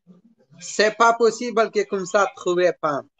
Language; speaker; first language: French; non-native, learner; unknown